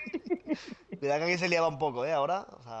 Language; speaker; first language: Spanish; native; Spanish